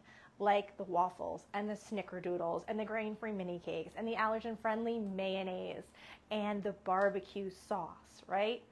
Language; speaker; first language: English; native; English